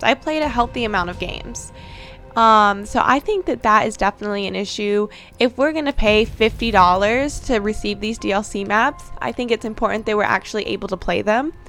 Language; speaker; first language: English; native; English